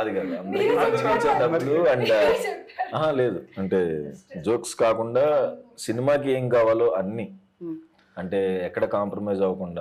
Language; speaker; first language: Telugu; native; Telugu